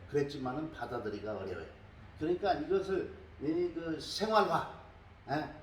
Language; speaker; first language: Korean; native; Korean